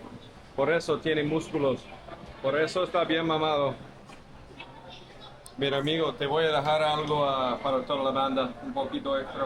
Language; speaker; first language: Spanish; non-native, learner; English